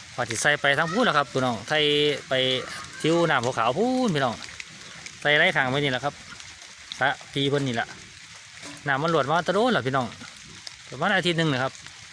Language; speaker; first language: Thai; native; Thai